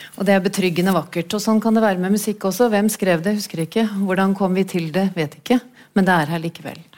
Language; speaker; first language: Norwegian; native; Norwegian